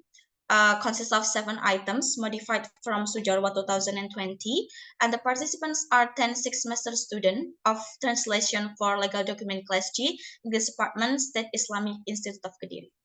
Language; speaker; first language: English; non-native, learner; Indonesian